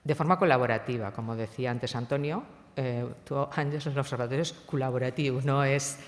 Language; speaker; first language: Spanish; non-native, local second language; Catalan